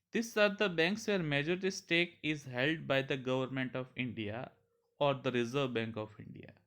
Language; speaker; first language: English; non-native, local second language; Gujarati